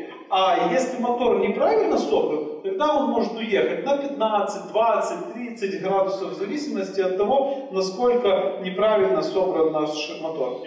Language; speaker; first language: Russian; native; Russian